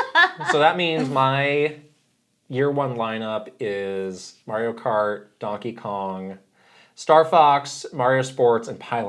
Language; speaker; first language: English; native; English